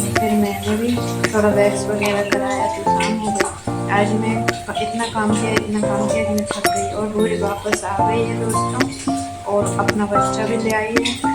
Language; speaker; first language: Hindi; native; Hindi